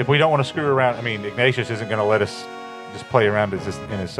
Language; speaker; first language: English; native; English